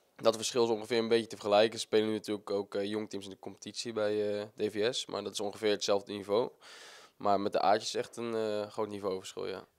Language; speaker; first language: Dutch; native; Dutch